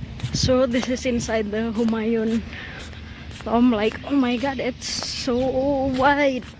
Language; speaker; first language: English; non-native, learner; Indonesian